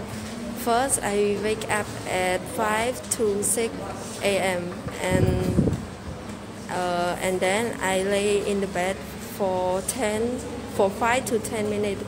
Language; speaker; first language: English; non-native, learner; Khmer